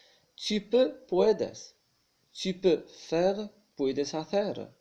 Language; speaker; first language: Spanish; non-native, fluent; Arabic